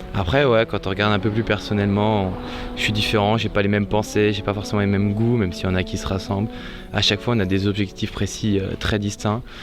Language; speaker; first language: French; native; French